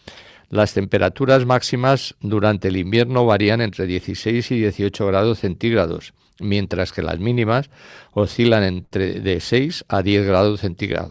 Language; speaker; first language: Spanish; native; Spanish